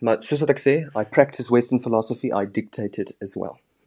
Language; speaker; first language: English; non-native, local second language; Afrikaans